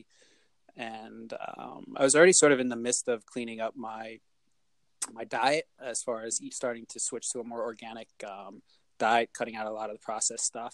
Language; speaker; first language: English; native; English